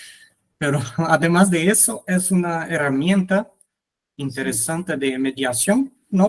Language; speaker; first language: Spanish; non-native, fluent; Portuguese